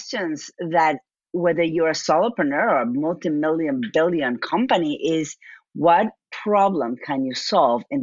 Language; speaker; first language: English; non-native, fluent; Spanish